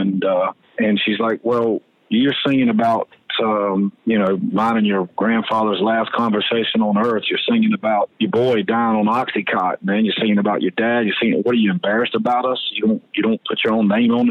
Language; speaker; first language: English; native; English